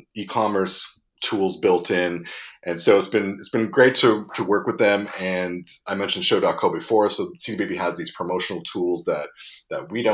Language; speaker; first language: English; native; English